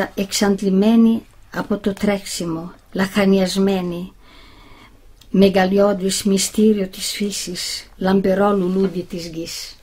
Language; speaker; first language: Greek; non-native, fluent; Italian